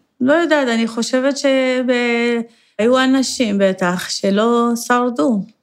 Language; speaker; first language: Hebrew; non-native, fluent; Persian